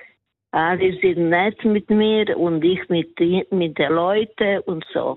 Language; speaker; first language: German; non-native, learner; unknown